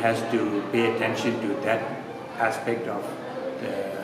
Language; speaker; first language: English; non-native, fluent; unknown